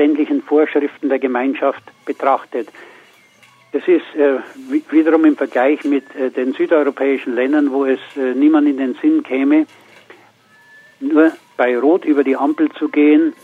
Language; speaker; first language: German; native; German